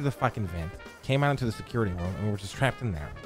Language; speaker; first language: English; native; English